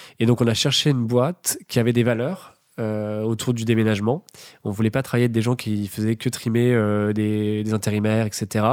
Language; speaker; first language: French; native; French